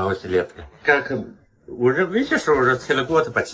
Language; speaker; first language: Russian; non-native, learner; Chinese